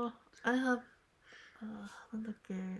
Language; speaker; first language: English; non-native, learner; Japanese